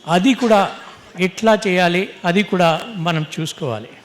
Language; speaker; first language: Telugu; non-native, local second language; Hindi